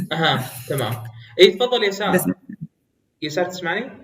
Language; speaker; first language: Arabic; native; Arabic